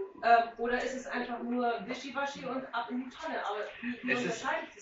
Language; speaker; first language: German; native; German